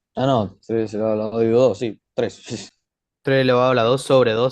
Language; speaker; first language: Spanish; native; Spanish